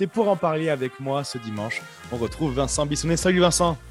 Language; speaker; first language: French; native; French